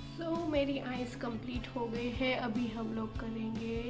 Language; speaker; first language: Hindi; non-native, local second language; Gujarati